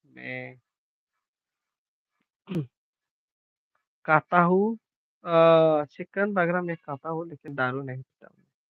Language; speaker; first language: Hindi; non-native, local second language; Bodo